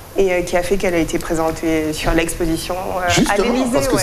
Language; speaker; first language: French; native; French